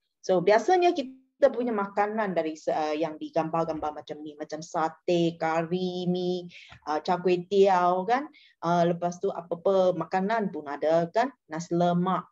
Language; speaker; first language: Malay; non-native, local second language; Chinese